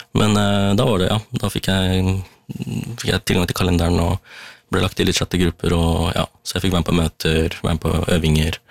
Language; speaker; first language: Norwegian; early bilingual, other home language; Tamil